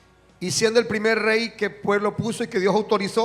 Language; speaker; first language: Spanish; native; Spanish